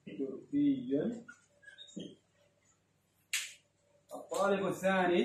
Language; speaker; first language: Arabic; non-native, fluent; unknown